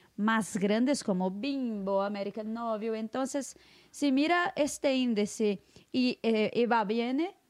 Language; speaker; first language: Spanish; non-native, fluent; Portuguese